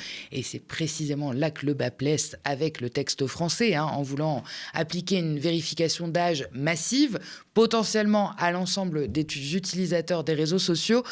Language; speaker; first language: French; native; French